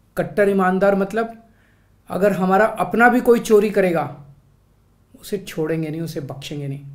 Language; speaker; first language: Hindi; native; Hindi